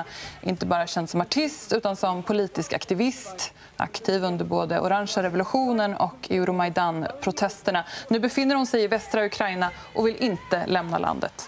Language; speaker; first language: Swedish; native; Swedish